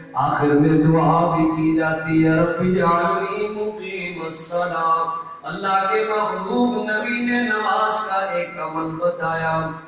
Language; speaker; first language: Urdu; non-native, local second language; Punjabi